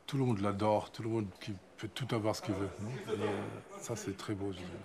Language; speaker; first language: French; non-native, fluent; German